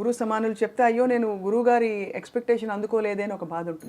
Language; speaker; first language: Telugu; native; Telugu